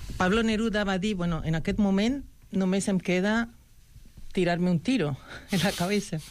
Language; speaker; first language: Catalan; non-native, fluent; Spanish